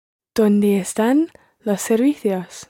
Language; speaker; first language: Spanish; non-native, learner; English